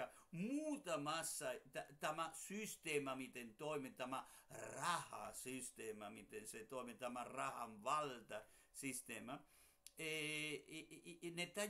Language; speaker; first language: Finnish; non-native, fluent; Spanish